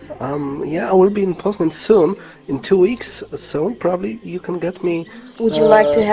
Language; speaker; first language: English; non-native, learner; Polish